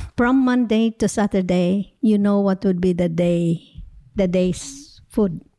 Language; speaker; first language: English; non-native, local second language; Hiligaynon